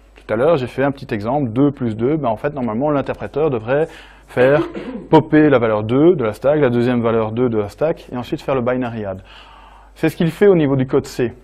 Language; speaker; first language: French; native; French